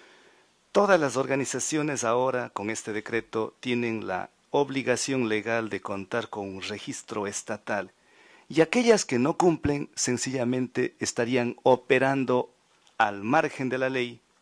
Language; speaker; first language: Spanish; native; Spanish